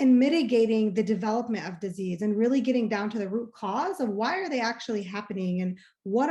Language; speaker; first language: English; native; English